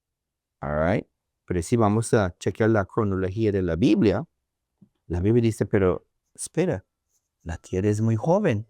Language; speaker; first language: Spanish; non-native, learner; English